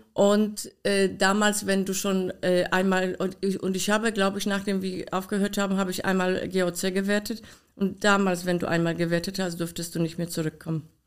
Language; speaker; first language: German; non-native, fluent; Polish